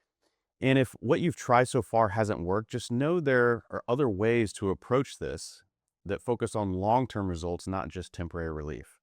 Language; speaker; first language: English; native; English